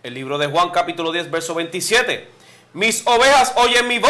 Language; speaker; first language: Spanish; native; Spanish